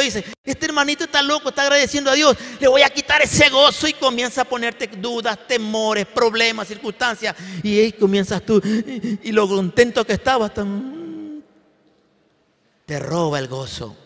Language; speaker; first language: Spanish; native; Spanish